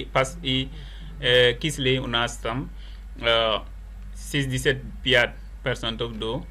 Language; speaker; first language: Russian; non-native, learner; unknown